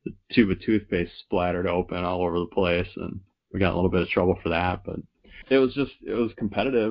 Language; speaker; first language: English; native; English